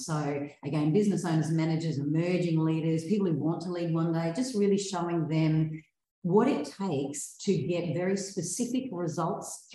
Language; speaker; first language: English; native; English